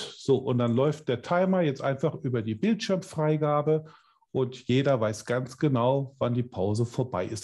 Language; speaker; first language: German; native; German